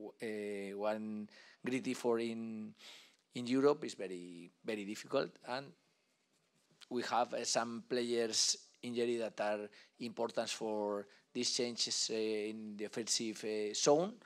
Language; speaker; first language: English; non-native, learner; Spanish